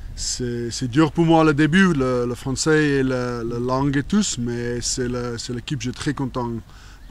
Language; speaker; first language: French; non-native, learner; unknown